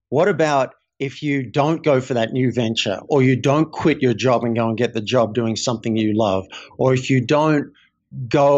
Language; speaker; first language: English; native; English